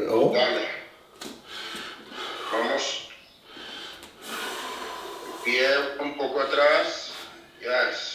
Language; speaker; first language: Spanish; early bilingual, heritage; Spanish